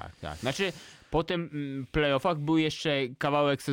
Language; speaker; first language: Polish; native; Polish